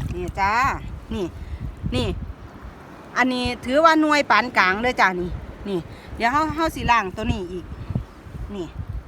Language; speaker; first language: Thai; native; Thai